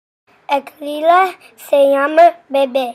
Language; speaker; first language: Spanish; non-native, learner; English